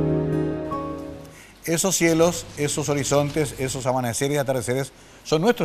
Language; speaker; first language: Spanish; native; Spanish